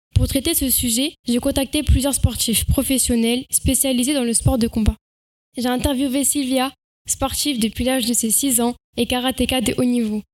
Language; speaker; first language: French; native; French